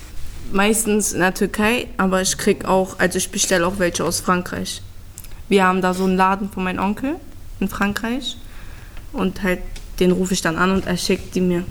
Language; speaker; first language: German; early bilingual, other home language; Turkish